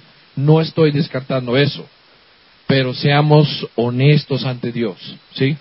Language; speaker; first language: Spanish; native; Spanish